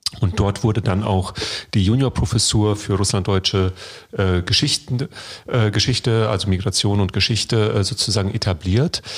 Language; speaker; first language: German; native; German